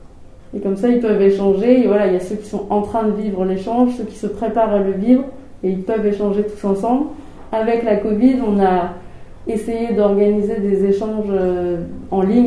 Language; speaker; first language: French; native; French